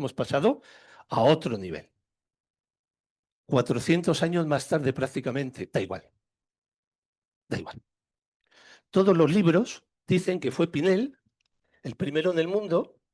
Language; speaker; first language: Spanish; native; Spanish